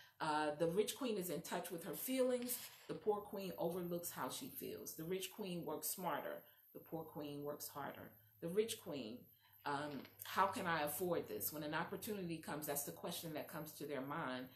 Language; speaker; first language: English; native; English